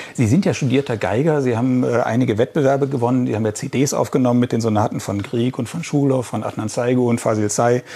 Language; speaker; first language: German; native; German